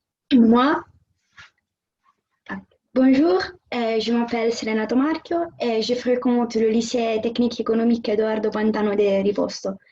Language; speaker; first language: French; non-native, learner; Italian